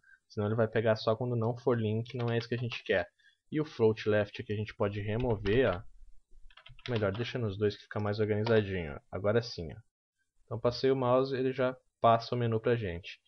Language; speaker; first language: Portuguese; native; Portuguese